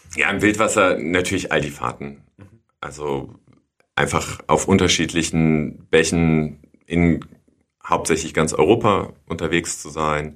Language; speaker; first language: German; native; German